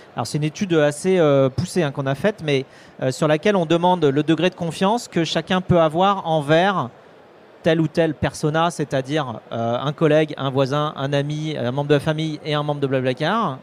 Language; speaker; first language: French; native; French